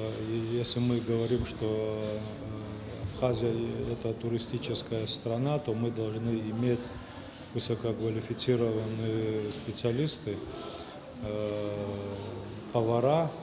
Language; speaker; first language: Russian; non-native, local second language; Abkhazian